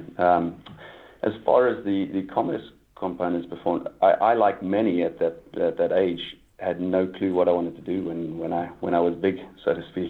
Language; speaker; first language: English; native; English